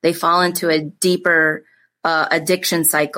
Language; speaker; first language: English; native; English